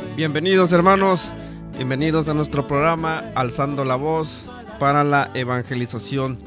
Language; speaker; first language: Spanish; native; Spanish